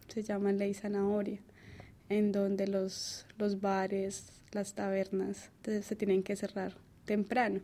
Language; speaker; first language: Spanish; native; Spanish